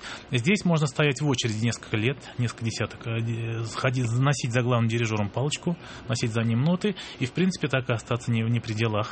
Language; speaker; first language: Russian; native; Russian